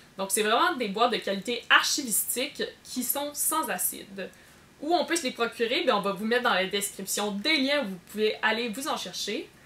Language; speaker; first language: French; native; French